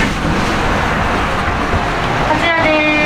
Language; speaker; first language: Japanese; native; Japanese